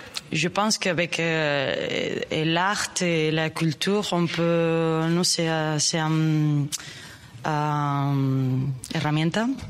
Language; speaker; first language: French; non-native, learner; Spanish